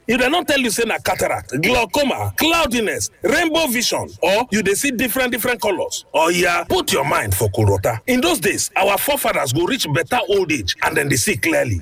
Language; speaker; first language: Nigerian Pidgin; native; Nigerian Pidgin